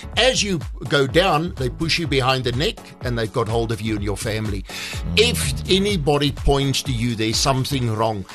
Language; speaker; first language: English; non-native, local second language; Afrikaans